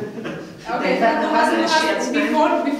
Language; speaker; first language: German; non-native, fluent; Greek